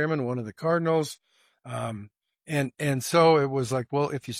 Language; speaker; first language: English; native; English